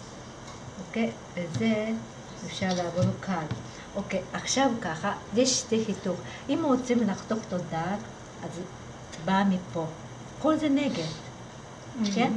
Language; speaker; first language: Hebrew; non-native, fluent; Russian